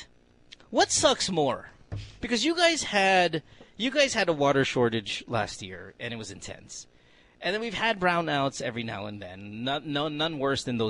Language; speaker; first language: English; non-native, local second language; Filipino